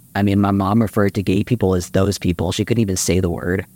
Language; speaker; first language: English; native; English